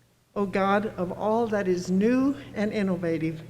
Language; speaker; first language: English; native; English